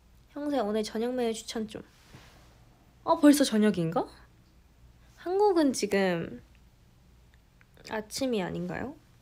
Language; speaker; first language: Korean; native; Korean